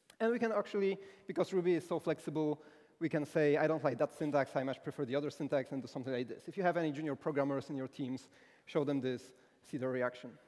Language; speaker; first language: English; non-native, fluent; Polish